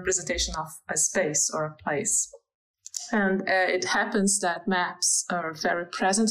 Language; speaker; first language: English; non-native, fluent; Portuguese